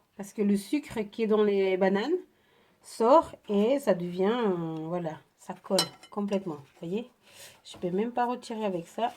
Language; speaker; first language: French; non-native, fluent; Indonesian